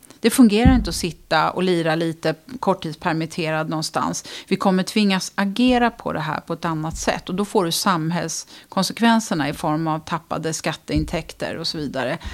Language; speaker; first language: Swedish; native; Swedish